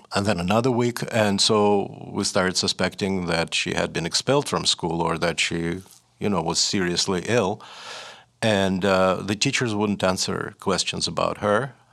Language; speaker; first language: English; non-native, fluent; Russian